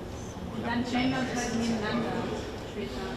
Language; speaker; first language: German; native; German